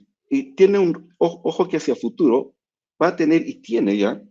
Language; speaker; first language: Spanish; native; Spanish